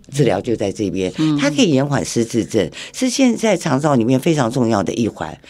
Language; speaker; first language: Chinese; native; Chinese